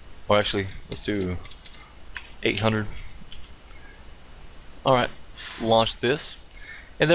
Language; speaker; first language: English; native; English